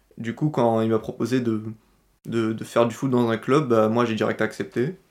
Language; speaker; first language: French; native; French